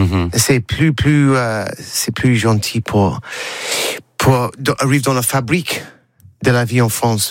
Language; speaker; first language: French; non-native, learner; English